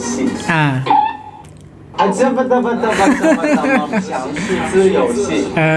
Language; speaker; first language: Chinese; non-native, learner; Thai